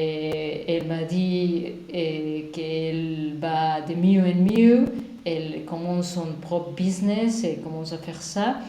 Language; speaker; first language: French; non-native, learner; Spanish